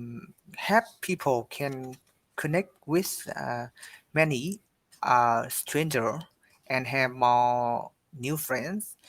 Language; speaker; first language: English; non-native, learner; Vietnamese